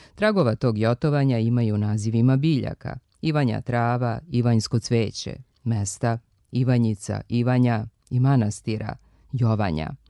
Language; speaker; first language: Serbian; native; Serbian